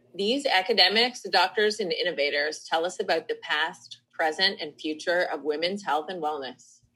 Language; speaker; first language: English; native; English